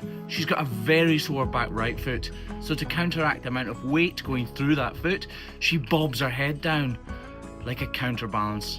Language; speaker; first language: English; native; English